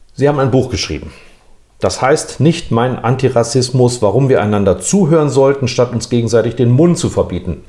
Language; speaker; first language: German; native; German